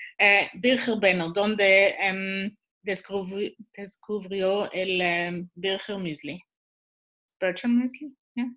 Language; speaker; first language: Spanish; non-native, learner; Swiss German